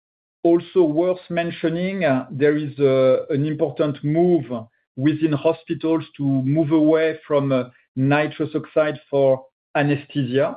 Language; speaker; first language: English; non-native, fluent; French